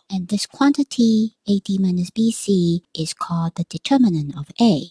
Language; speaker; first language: English; non-native, fluent; Chinese